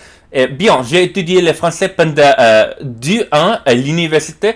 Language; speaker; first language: French; non-native, learner; English